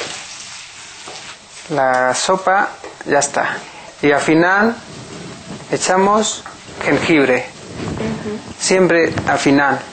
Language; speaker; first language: Spanish; non-native, learner; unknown